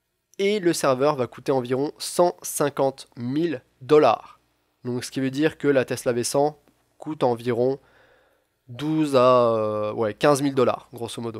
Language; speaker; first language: French; native; French